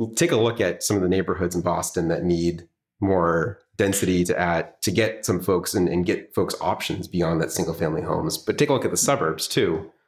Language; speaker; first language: English; native; English